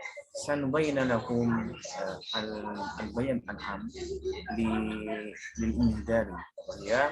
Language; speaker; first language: Arabic; non-native, learner; Indonesian